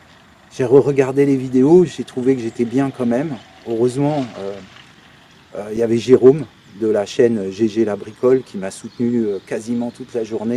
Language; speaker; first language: French; native; French